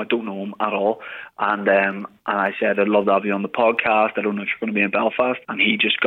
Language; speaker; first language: English; native; English